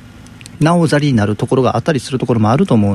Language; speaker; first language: Japanese; native; Japanese